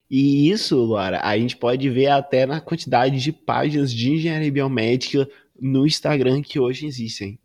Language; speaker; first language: Portuguese; native; Portuguese